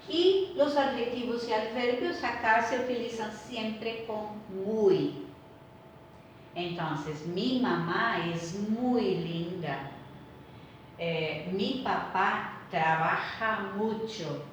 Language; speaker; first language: Spanish; non-native, fluent; Portuguese